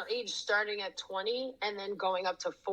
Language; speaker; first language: English; native; English